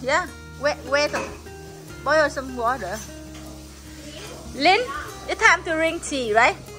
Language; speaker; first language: English; non-native, learner; Vietnamese